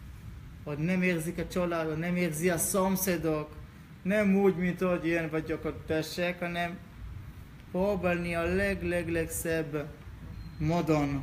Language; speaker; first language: Hungarian; non-native, learner; Hebrew